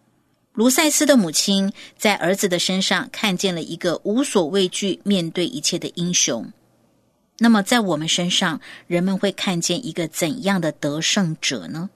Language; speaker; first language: Chinese; native; Chinese